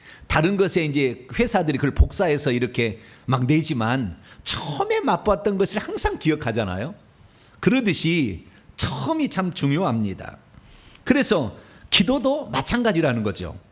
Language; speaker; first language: Korean; native; Korean